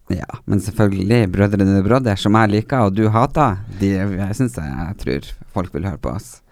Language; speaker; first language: Norwegian; native; Norwegian